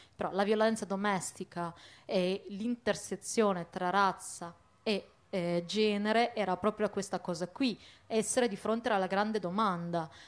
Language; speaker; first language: Italian; early bilingual, other home language; Arabic